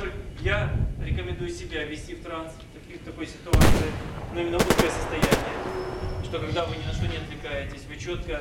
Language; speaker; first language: Russian; native; Russian